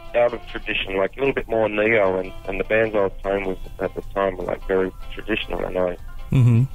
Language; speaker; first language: English; native; English